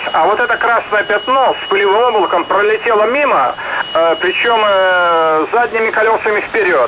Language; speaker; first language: Russian; native; Russian